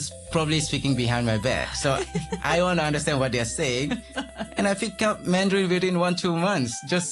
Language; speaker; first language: English; non-native, local second language; Min Nan Chinese